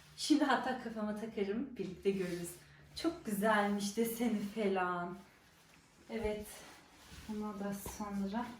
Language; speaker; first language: Turkish; early bilingual, heritage; Turkish